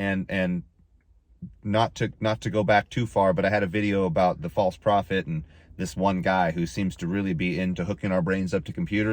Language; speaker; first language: English; native; English